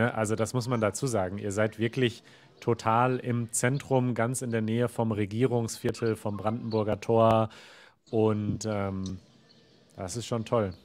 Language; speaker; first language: German; native; German